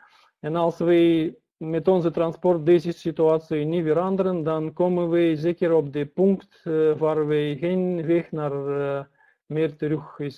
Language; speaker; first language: Dutch; non-native, learner; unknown